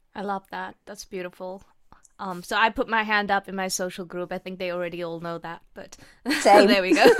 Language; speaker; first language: English; native; English